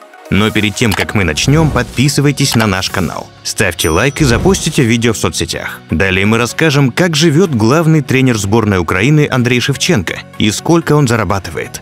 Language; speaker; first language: Russian; native; Russian